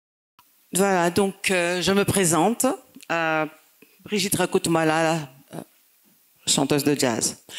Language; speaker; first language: French; non-native, local second language; Malagasy